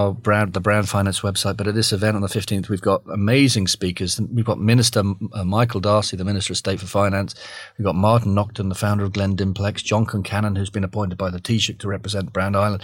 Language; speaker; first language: English; native; English